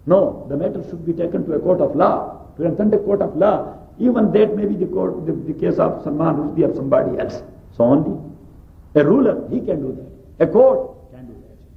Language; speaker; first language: English; non-native, local second language; Urdu